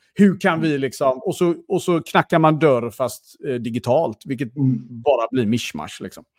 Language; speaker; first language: Swedish; native; Swedish